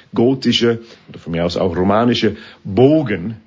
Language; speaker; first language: German; non-native, fluent; English